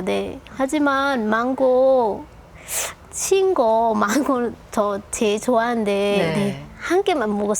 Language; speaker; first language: Korean; non-native, local second language; Lao